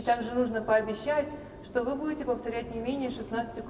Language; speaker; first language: Russian; native; Russian